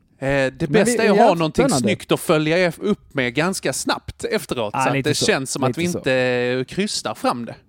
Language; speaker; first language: Swedish; native; Swedish